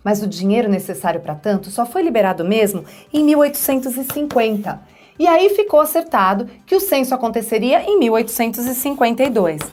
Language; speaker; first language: Portuguese; native; Portuguese